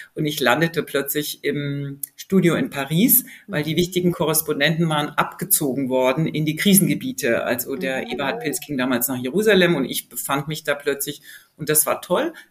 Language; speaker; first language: German; native; German